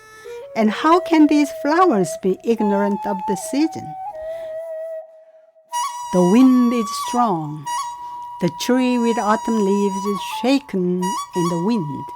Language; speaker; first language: English; non-native, fluent; Korean